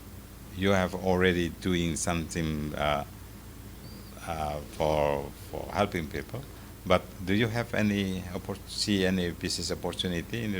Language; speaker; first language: English; non-native, fluent; Indonesian